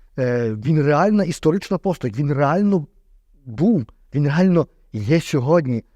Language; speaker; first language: Ukrainian; native; Ukrainian